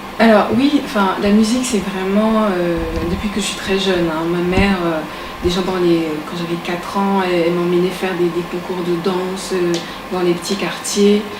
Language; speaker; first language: French; native; French